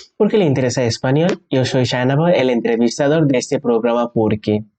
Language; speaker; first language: Spanish; non-native, learner; Bangla